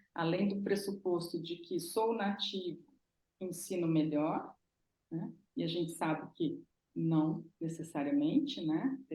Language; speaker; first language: Portuguese; native; Portuguese